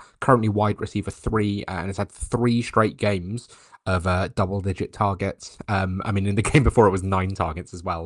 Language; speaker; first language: English; native; English